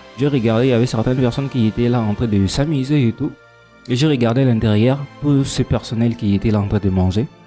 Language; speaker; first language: French; non-native, local second language; Lingala